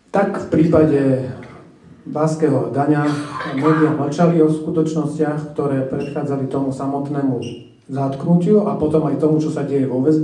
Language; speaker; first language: Slovak; native; Slovak